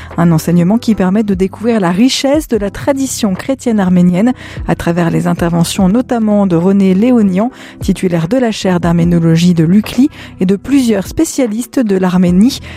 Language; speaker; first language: French; native; French